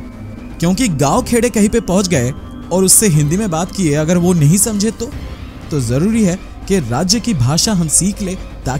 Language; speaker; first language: Hindi; non-native, local second language; Bangla